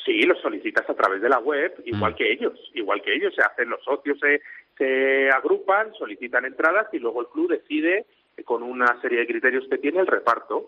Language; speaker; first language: Spanish; native; Spanish